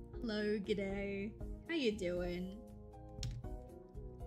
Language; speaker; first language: English; native; English